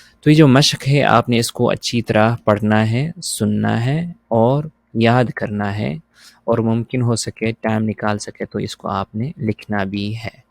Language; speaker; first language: Urdu; native; Urdu